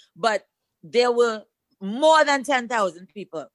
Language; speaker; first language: English; native; English